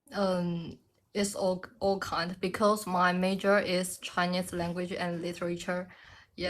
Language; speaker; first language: English; non-native, learner; Chinese